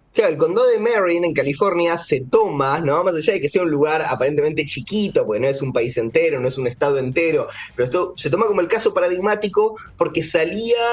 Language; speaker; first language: Spanish; native; Spanish